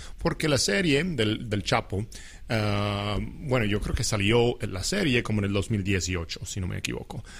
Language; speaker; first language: Spanish; non-native, fluent; English